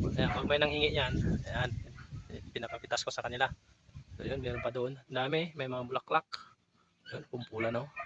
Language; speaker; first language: Filipino; non-native, local second language; Cebuano